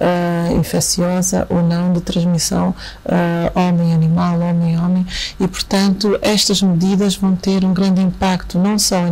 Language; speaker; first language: Portuguese; native; Portuguese